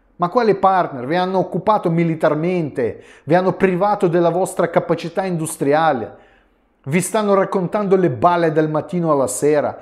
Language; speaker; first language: Italian; non-native, fluent; Russian